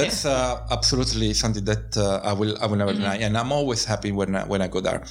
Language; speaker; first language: English; non-native, fluent; Italian